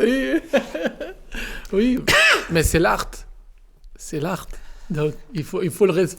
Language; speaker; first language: French; non-native, learner; Portuguese